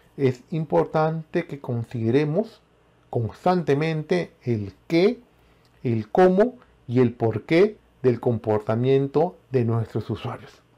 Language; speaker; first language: Spanish; native; Spanish